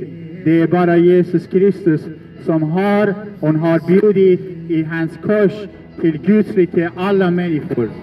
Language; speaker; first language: Swedish; non-native, learner; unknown